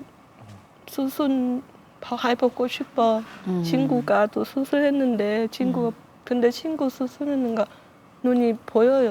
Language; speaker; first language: Korean; non-native, learner; Thai